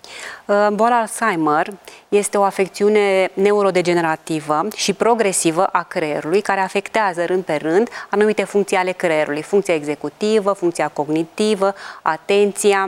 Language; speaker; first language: Romanian; native; Romanian